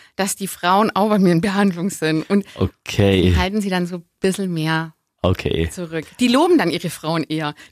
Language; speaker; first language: German; native; German